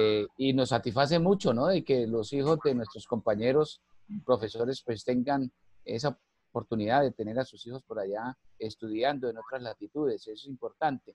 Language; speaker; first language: Spanish; native; Spanish